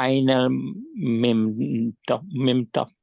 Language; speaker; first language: Arabic; non-native, learner; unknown